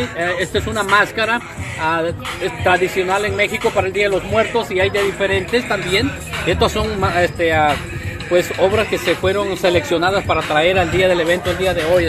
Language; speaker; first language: Spanish; native; Spanish